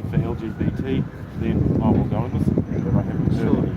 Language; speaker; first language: English; native; English